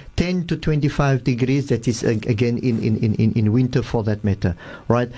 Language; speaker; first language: English; early bilingual, other home language; Afrikaans